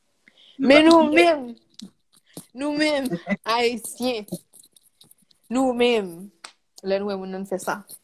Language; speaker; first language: French; non-native, local second language; Haitian Creole